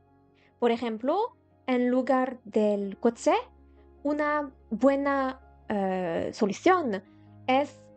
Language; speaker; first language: Spanish; non-native, learner; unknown